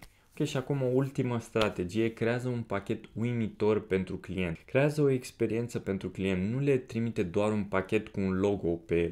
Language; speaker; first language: Romanian; native; Romanian